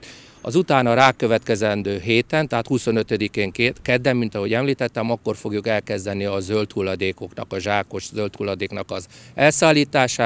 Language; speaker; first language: Hungarian; native; Hungarian